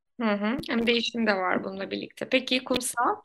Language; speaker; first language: Turkish; native; Turkish